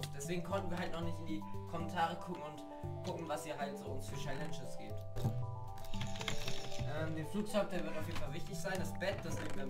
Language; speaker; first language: German; native; German